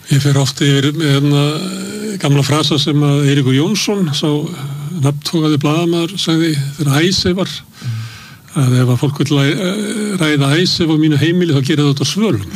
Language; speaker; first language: Icelandic; native; Icelandic